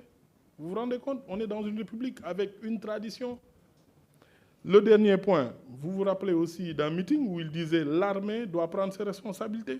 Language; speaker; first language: French; non-native, local second language; Wolof